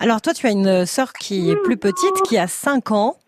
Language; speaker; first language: French; native; French